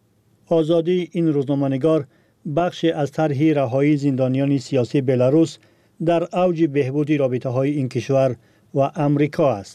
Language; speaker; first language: Persian; native; Persian